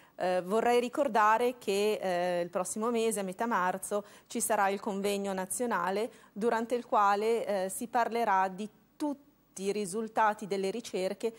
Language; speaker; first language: Italian; native; Italian